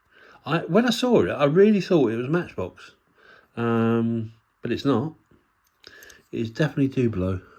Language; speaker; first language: English; native; English